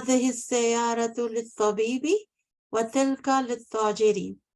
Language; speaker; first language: Arabic; non-native, learner; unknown